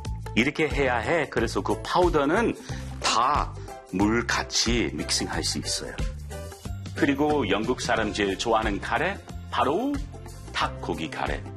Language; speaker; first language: Korean; non-native, fluent; English